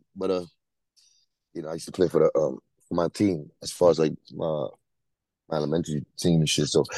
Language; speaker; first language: English; non-native, fluent; Spanish